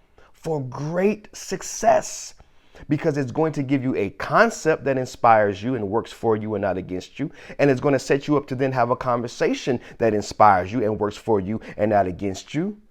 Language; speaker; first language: English; native; English